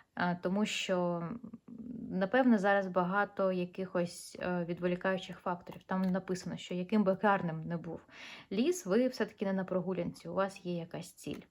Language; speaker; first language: Ukrainian; non-native, local second language; Russian